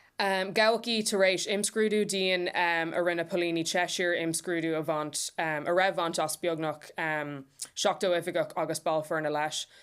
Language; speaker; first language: Irish; non-native, local second language; English